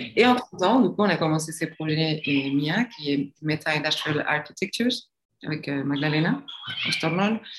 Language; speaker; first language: French; non-native, fluent; Spanish